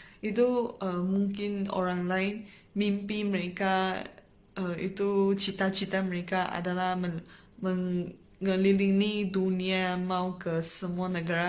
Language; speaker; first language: Indonesian; non-native, fluent; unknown